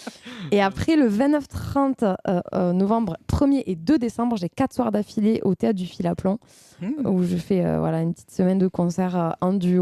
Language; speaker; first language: French; native; French